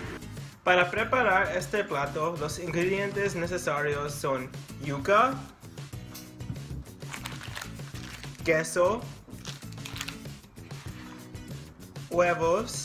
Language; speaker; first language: Spanish; non-native, learner; English